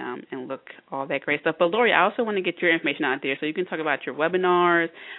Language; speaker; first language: English; native; English